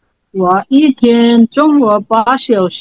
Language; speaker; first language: Chinese; non-native, learner; Bangla